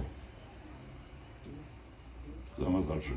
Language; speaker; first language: Hebrew; early bilingual, other home language; German